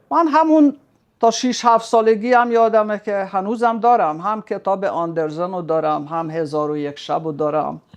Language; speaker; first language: Persian; non-native, fluent; Hungarian